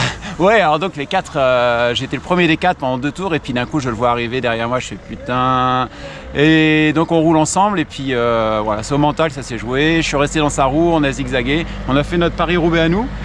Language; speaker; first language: French; native; French